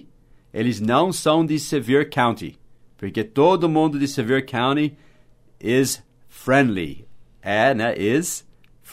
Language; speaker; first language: Portuguese; non-native, fluent; English